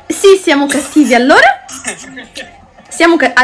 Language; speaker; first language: Italian; non-native, fluent; Arabic